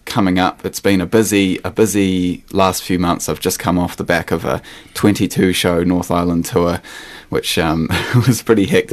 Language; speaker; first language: English; native; English